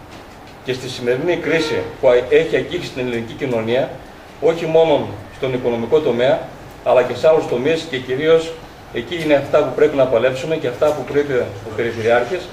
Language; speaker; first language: Greek; native; Greek